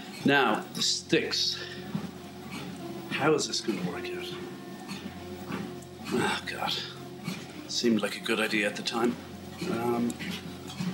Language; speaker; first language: English; native; English